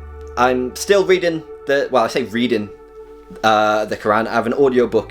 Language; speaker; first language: English; native; English